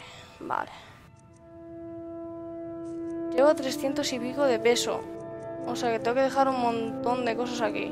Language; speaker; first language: Spanish; native; Spanish